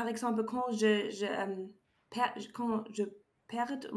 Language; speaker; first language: French; non-native, learner; German